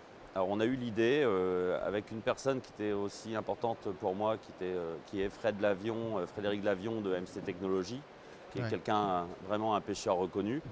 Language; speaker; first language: French; native; French